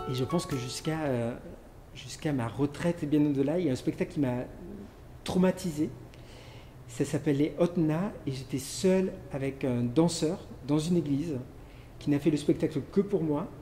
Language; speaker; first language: French; native; French